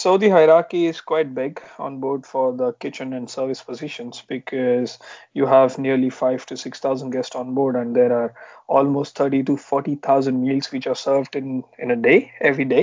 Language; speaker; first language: English; non-native, local second language; Marathi